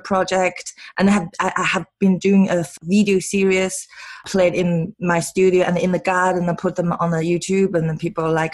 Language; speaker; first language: English; non-native, fluent; Chinese